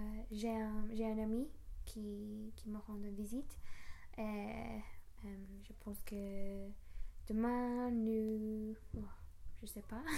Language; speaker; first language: French; non-native, learner; English